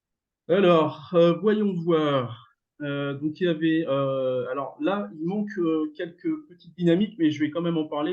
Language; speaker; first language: French; native; French